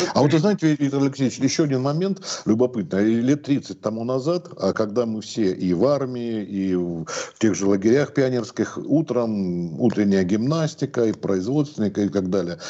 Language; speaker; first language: Russian; native; Russian